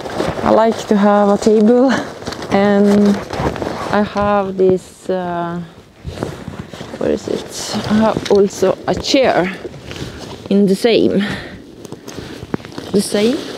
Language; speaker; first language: English; non-native, learner; Norwegian